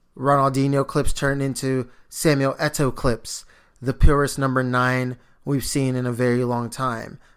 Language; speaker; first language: English; early bilingual, other home language; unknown